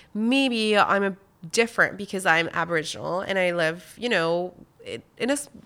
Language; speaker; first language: English; non-native, fluent; French